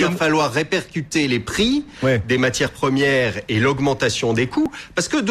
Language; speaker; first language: French; native; French